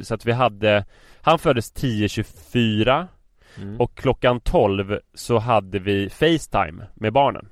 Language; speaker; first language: Swedish; native; Swedish